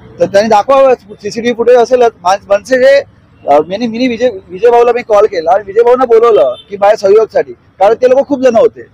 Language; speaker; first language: Marathi; native; Marathi